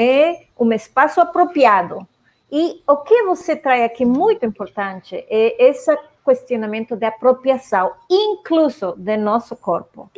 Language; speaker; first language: Portuguese; non-native, fluent; Spanish